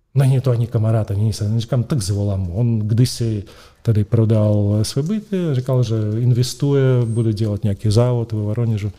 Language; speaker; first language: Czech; non-native, fluent; Russian